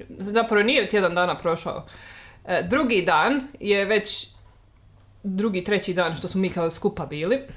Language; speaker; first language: Bosnian; native; Bosnian